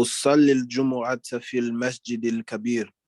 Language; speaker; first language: Arabic; non-native, learner; English